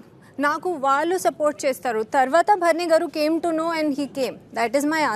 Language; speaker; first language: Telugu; non-native, learner; Hindi